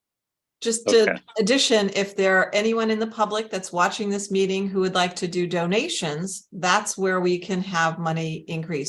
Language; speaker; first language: English; native; English